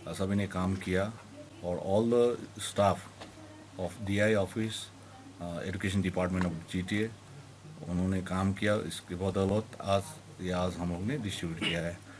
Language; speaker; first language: Hindi; non-native, local second language; Nepali